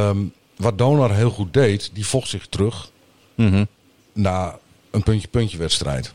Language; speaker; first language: Dutch; native; Dutch